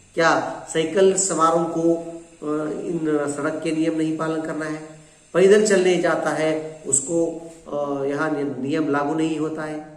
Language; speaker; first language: Hindi; non-native, local second language; Kannada